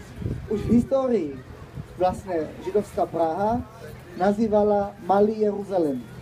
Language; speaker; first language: Czech; early bilingual, heritage; Czech